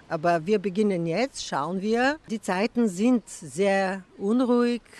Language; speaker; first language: German; non-native, fluent; Bulgarian